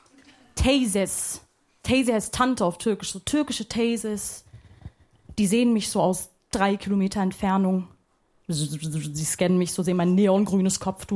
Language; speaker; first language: German; early bilingual, other home language; Arabic